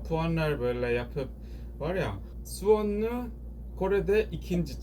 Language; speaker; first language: Turkish; non-native, learner; Korean